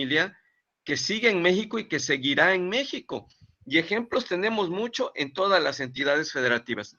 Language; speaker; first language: Spanish; native; Spanish